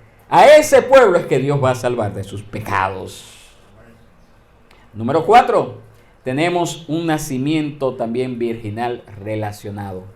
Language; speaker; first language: Spanish; native; Spanish